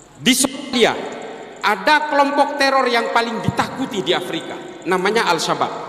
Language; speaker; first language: Indonesian; non-native, local second language; Madurese